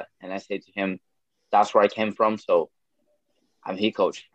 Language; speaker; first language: English; non-native, fluent; Portuguese